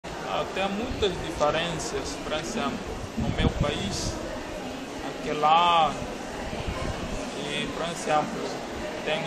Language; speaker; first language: Portuguese; non-native, local second language; Upper Guinea Crioulo